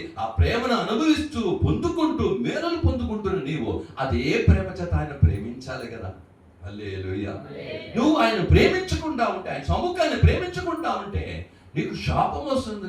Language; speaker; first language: Telugu; native; Telugu